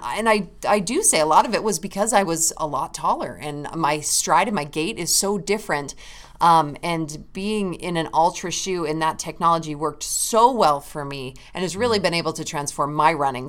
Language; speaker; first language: English; native; English